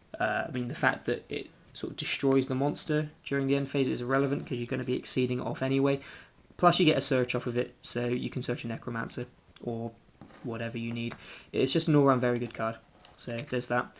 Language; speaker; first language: English; native; English